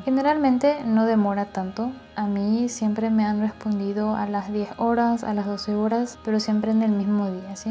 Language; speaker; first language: Spanish; native; Spanish